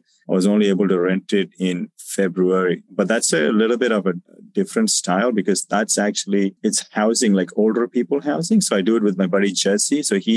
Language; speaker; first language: English; non-native, local second language; Tamil